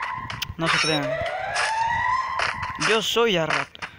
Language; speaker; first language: Spanish; native; Spanish